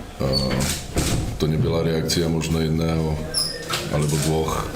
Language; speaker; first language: Polish; non-native, learner; Slovak